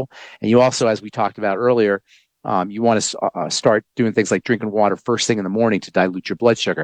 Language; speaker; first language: English; native; English